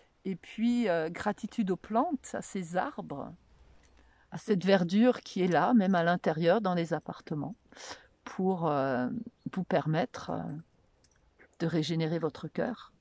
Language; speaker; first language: French; native; French